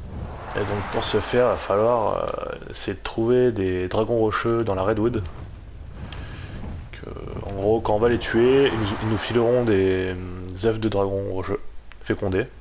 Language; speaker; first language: French; native; French